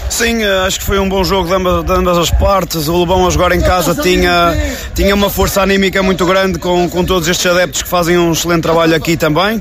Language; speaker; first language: Portuguese; native; Portuguese